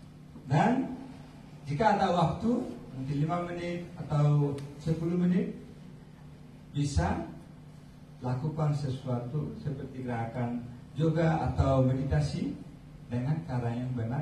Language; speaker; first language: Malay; non-native, fluent; Bangla